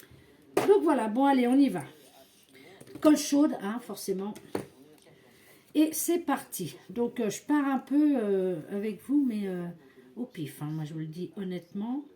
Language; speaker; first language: French; native; French